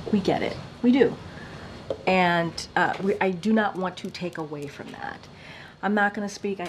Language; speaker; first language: English; native; English